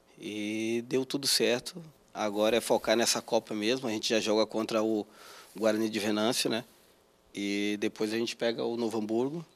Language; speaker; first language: Portuguese; native; Portuguese